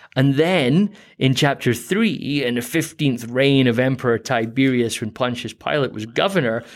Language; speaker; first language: English; native; English